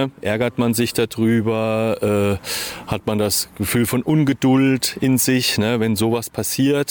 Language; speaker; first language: German; native; German